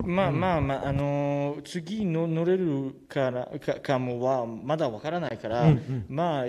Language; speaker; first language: Japanese; non-native, learner; French